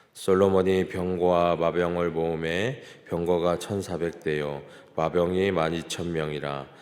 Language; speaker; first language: Korean; native; Korean